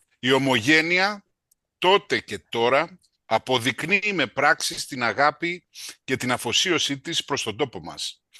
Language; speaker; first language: Greek; native; Greek